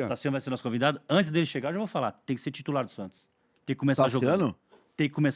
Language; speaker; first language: Portuguese; native; Portuguese